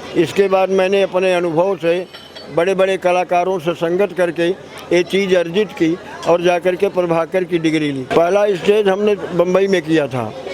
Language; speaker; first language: Hindi; native; Hindi